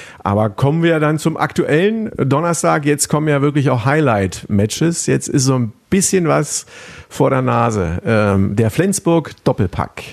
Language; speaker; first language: German; native; German